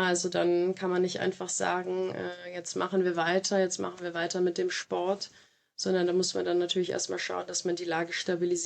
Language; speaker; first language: German; native; German